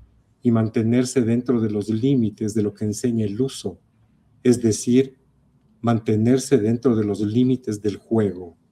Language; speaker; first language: Spanish; native; Spanish